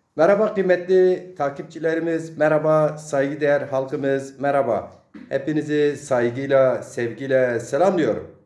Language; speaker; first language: Turkish; non-native, local second language; Zaza